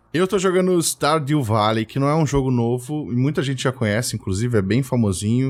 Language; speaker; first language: Portuguese; native; Portuguese